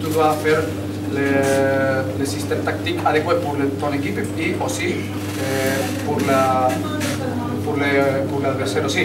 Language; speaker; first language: French; non-native, learner; Spanish